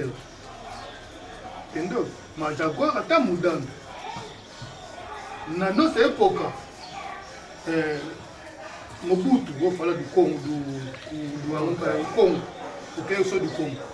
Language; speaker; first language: Portuguese; non-native, learner; Lingala